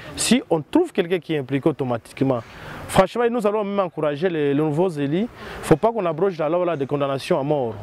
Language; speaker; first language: French; non-native, local second language; Swahili